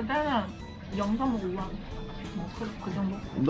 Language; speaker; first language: Korean; early bilingual, heritage; Korean